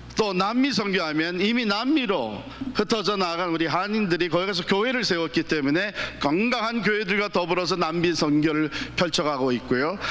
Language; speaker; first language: Korean; native; Korean